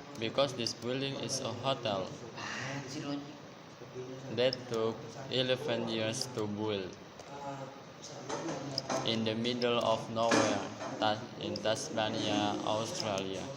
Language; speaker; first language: English; non-native, learner; Indonesian